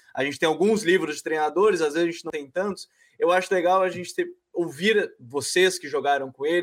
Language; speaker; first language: Portuguese; native; Portuguese